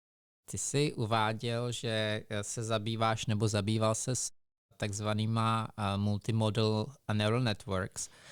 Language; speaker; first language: Czech; native; Czech